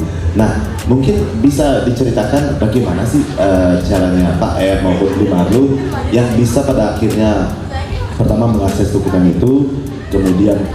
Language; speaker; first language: Indonesian; native; Indonesian